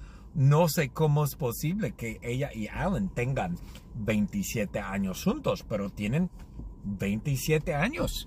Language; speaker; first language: Spanish; non-native, learner; English